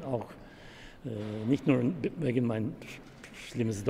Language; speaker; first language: German; non-native, learner; Russian